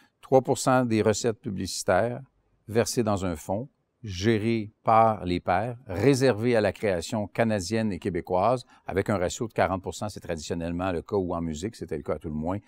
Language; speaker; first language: French; native; French